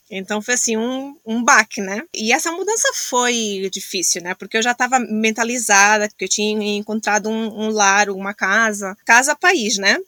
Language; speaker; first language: Portuguese; native; Portuguese